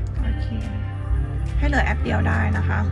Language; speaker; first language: Thai; native; Thai